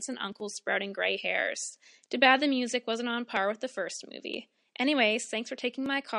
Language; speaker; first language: English; native; English